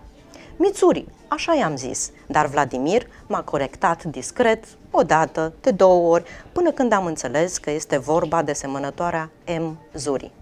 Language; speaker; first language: Romanian; native; Romanian